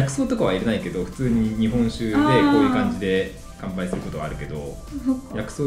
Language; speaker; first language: Japanese; native; Japanese